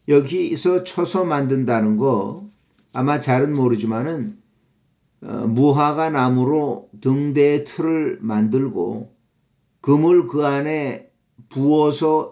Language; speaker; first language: Korean; native; Korean